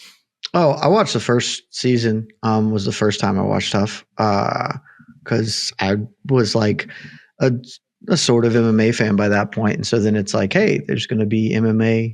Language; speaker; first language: English; native; English